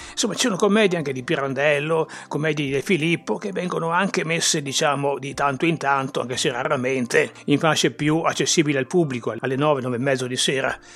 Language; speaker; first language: Italian; native; Italian